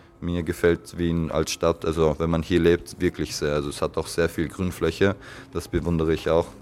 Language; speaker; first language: German; native; German